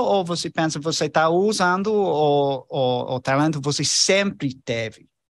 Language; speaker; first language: Portuguese; non-native, learner; English